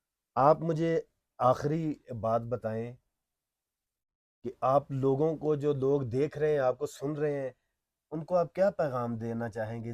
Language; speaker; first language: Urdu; non-native, local second language; Punjabi